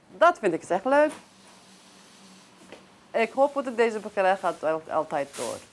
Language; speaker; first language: Dutch; non-native, learner; Turkish